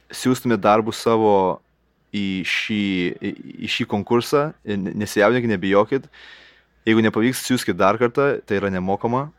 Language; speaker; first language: English; non-native, fluent; Lithuanian